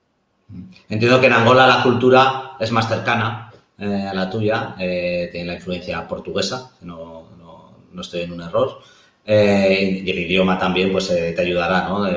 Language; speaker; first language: Spanish; native; Spanish